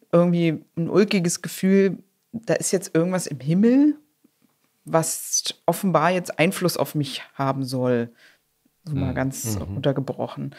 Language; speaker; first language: German; native; German